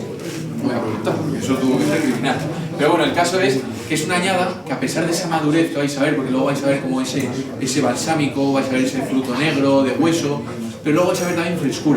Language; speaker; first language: Spanish; native; Spanish